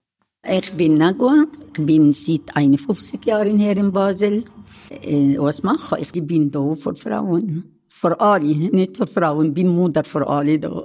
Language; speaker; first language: German; non-native, learner; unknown